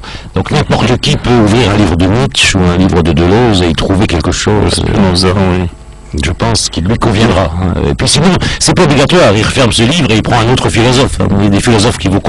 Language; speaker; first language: French; native; French